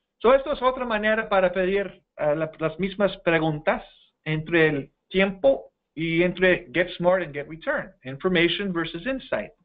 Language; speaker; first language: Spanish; non-native, fluent; English